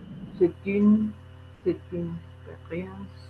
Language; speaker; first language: French; non-native, learner; Spanish